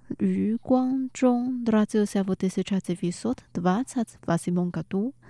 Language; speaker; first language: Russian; non-native, fluent; Chinese